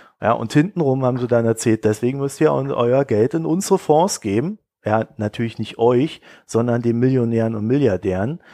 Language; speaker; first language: German; native; German